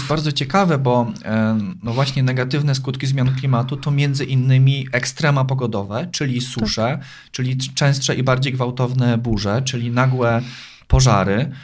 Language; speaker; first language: Polish; native; Polish